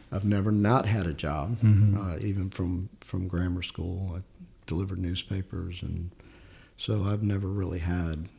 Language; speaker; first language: English; early bilingual, other home language; Italian